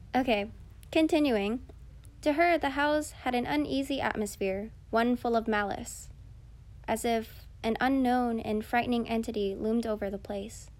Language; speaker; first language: English; early bilingual, other home language; Filipino